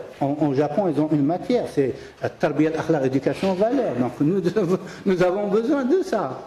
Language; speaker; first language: French; non-native, local second language; Arabic